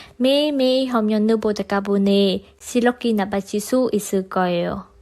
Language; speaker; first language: Korean; non-native, learner; Vietnamese